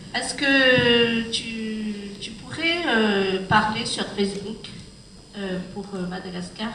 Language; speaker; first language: French; non-native, local second language; Malagasy